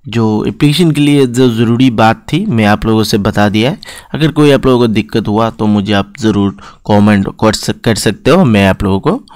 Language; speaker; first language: Hindi; non-native, local second language; Bangla